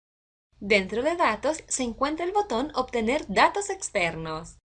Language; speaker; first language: Spanish; native; Spanish